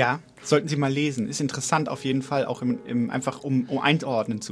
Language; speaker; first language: German; native; German